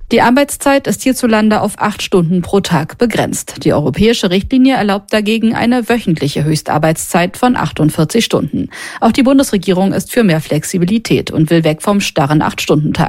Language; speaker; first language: German; native; German